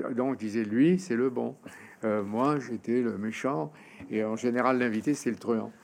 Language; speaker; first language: French; native; French